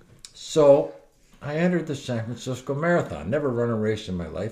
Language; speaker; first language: English; native; English